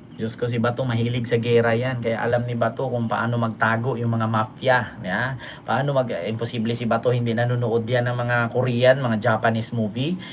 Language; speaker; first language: Filipino; non-native, local second language; Cebuano